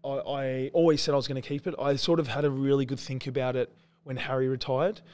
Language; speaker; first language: English; native; English